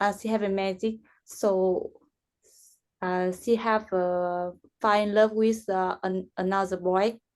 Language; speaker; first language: English; non-native, learner; Vietnamese